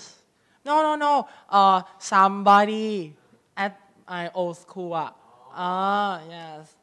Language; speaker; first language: English; non-native, learner; Thai